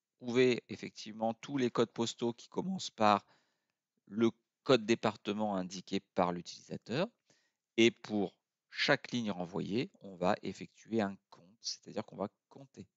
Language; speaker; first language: French; native; French